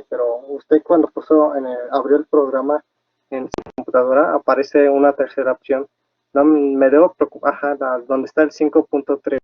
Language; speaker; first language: Spanish; native; Spanish